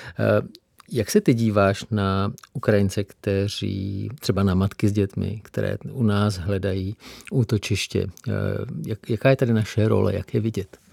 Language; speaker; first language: Czech; native; Czech